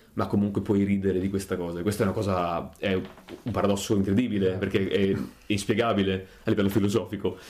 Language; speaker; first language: Italian; native; Italian